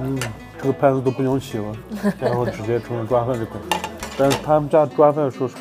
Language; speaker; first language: Chinese; non-native, local second language; Uyghur